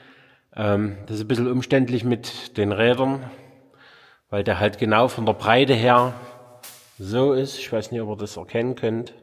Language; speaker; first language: German; native; German